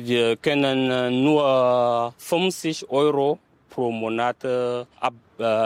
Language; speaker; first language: German; non-native, learner; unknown